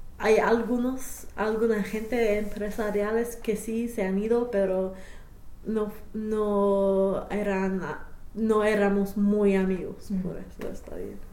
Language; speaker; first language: Spanish; non-native, fluent; English